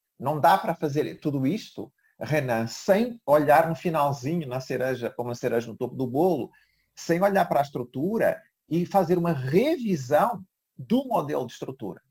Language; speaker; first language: Portuguese; native; Portuguese